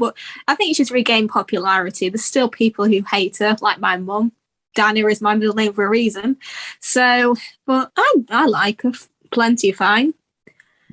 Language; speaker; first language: English; native; English